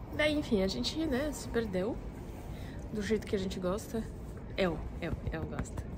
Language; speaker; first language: Portuguese; non-native, fluent; Russian